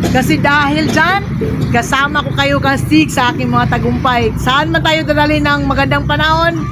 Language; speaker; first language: Filipino; non-native, local second language; Cebuano